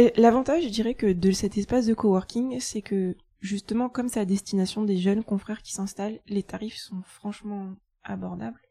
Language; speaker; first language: French; native; French